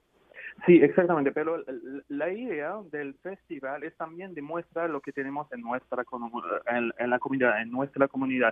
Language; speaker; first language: Spanish; non-native, fluent; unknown